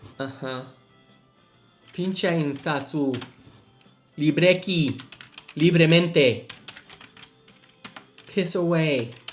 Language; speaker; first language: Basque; non-native, learner; English